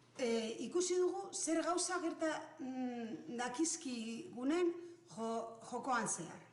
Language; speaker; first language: Basque; non-native, local second language; Spanish